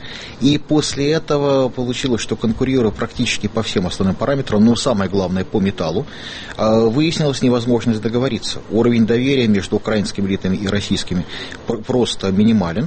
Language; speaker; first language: Russian; native; Russian